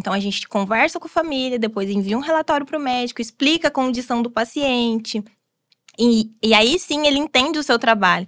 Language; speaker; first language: Portuguese; native; Portuguese